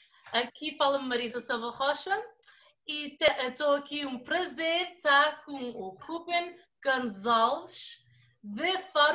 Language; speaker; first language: Portuguese; early bilingual, other home language; English